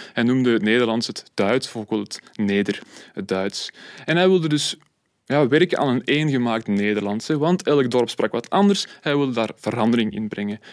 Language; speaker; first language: Dutch; native; Dutch